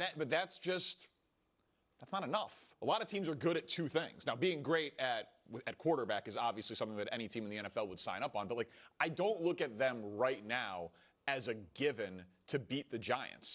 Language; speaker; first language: English; native; English